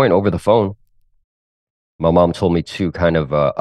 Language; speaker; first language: English; early bilingual, other home language; Cantonese